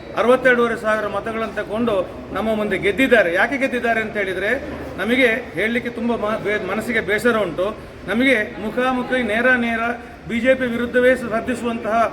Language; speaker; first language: Kannada; native; Kannada